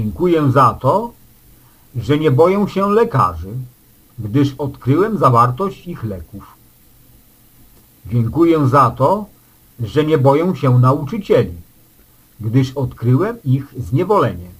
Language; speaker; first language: Polish; native; Polish